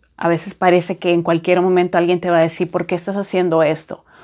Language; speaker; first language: Spanish; native; Spanish